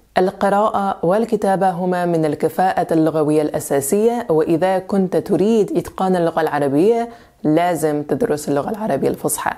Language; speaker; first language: Arabic; non-native, fluent; French